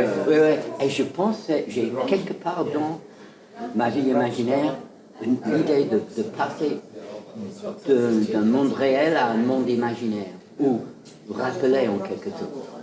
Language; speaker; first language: French; non-native, fluent; English